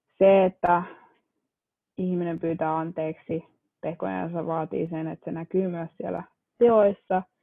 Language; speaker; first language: Finnish; early bilingual, other home language; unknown